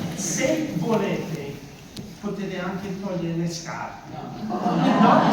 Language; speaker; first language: Italian; non-native, fluent; English